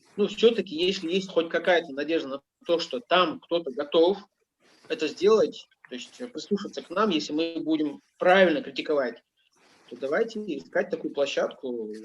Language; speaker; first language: Russian; non-native, local second language; Ingush